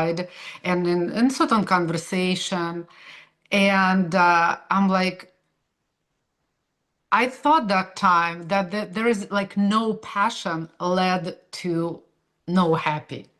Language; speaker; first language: English; non-native, fluent; Russian